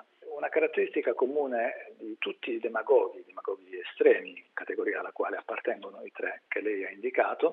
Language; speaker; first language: Italian; native; Italian